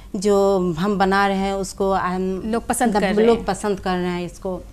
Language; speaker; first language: Hindi; native; Hindi